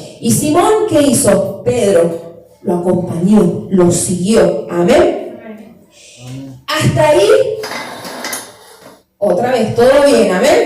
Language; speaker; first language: Spanish; native; Spanish